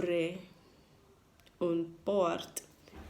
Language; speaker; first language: French; non-native, learner; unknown